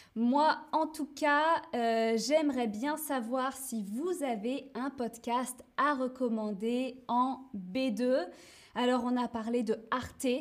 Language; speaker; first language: French; native; French